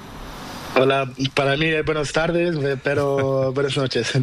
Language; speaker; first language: Spanish; non-native, learner; Portuguese